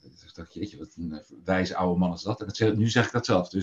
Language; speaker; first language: Dutch; native; Dutch